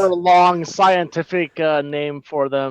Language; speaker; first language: English; native; English